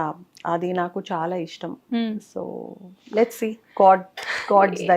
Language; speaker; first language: Telugu; non-native, local second language; Kannada